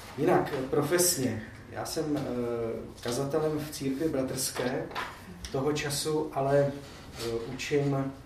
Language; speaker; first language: Czech; native; Czech